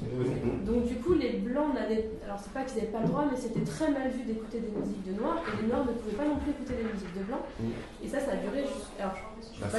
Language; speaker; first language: French; native; French